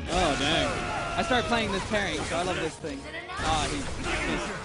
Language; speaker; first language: English; native; English